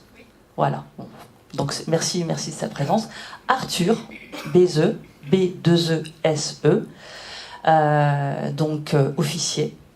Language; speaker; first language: French; native; French